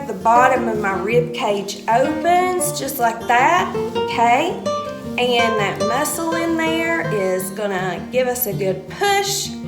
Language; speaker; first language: English; native; English